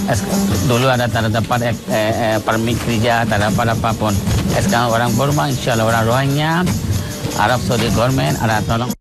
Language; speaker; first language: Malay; non-native, learner; Rohingya